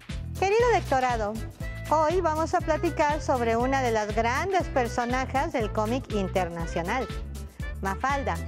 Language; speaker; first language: Spanish; native; Spanish